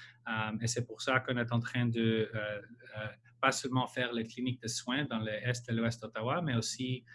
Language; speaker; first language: French; non-native, local second language; English